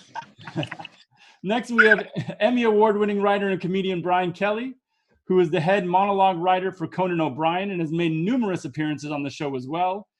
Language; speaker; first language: English; native; English